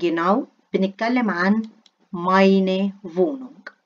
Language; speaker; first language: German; non-native, fluent; Arabic